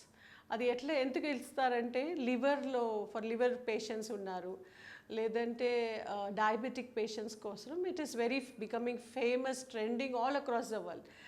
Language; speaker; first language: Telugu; non-native, local second language; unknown